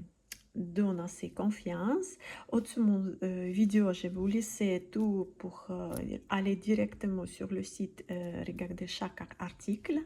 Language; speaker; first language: French; non-native, learner; Russian